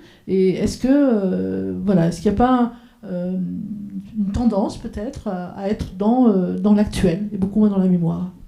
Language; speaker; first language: French; native; French